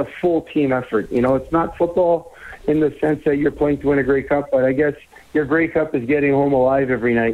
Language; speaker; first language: English; native; English